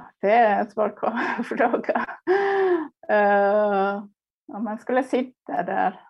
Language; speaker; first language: Swedish; non-native, fluent; Spanish